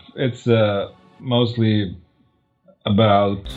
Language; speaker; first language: English; non-native, fluent; Croatian